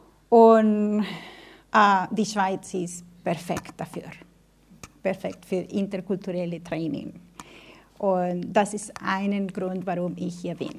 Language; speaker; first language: German; non-native, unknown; Spanish